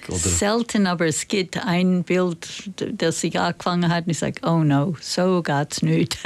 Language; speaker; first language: German; non-native, fluent; English